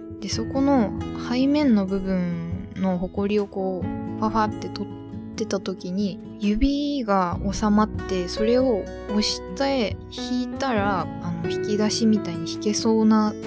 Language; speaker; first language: Japanese; native; Japanese